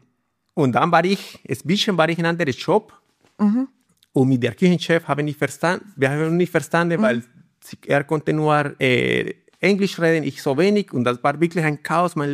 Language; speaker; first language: German; non-native, learner; Spanish